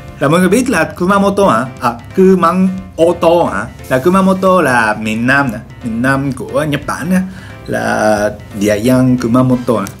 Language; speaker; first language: Vietnamese; non-native, learner; Japanese